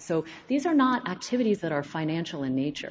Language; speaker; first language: English; native; English